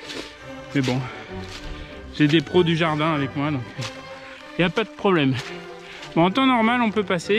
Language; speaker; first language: French; native; French